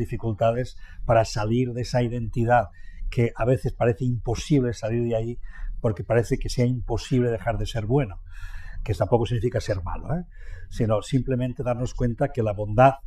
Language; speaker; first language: Spanish; native; Spanish